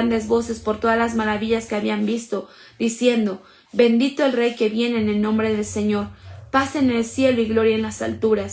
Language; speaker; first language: Spanish; native; Spanish